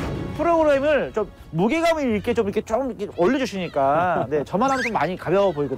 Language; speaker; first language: Korean; native; Korean